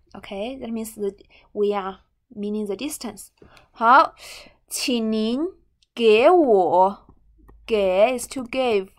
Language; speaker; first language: English; non-native, fluent; Chinese